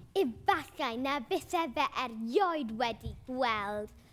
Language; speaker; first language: Welsh; native; Welsh